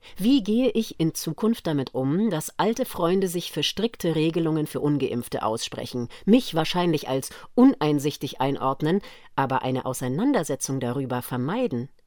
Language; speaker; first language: German; native; German